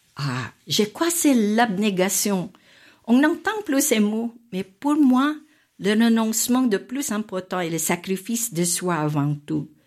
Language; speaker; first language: French; non-native, fluent; Filipino